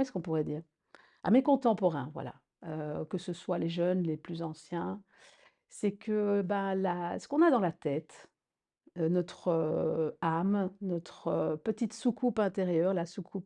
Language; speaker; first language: French; early bilingual, other home language; Rundi